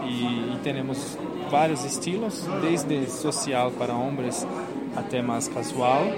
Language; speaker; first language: Spanish; non-native, learner; Portuguese